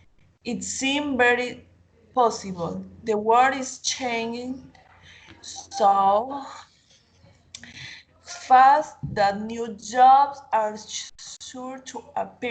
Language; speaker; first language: English; non-native, learner; Spanish